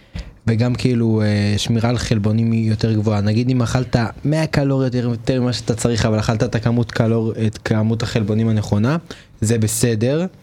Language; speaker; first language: Hebrew; native; Hebrew